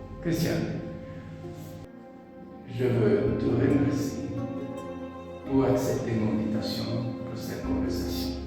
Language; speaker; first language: French; non-native, learner; Portuguese